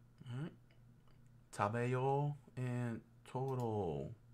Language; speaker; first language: English; native; English